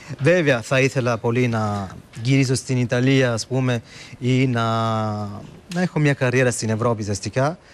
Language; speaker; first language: Greek; non-native, learner; Italian